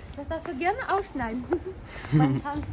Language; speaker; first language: German; non-native, fluent; Russian